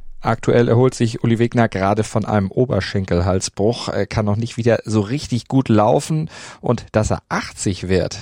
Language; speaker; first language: German; native; German